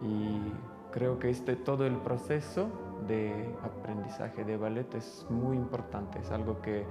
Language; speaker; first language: Spanish; non-native, fluent; Russian